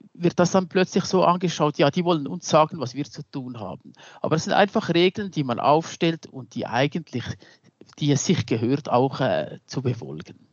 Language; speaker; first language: German; native; German